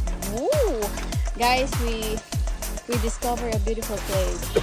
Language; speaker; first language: English; non-native, local second language; Filipino